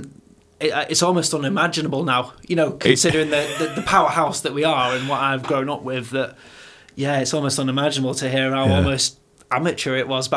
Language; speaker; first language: English; native; English